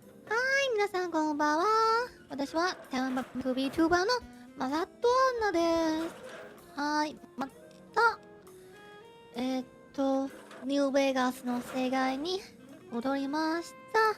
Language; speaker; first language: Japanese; non-native, fluent; Chinese